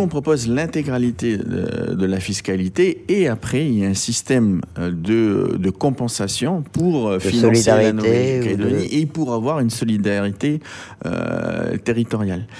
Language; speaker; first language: French; native; French